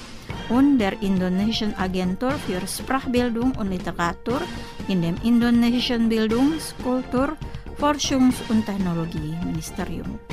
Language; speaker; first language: German; non-native, fluent; Indonesian